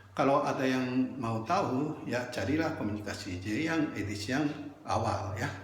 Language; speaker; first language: Indonesian; non-native, fluent; Japanese